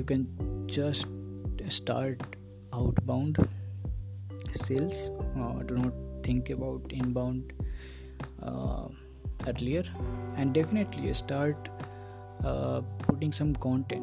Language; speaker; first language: English; non-native, local second language; Hindi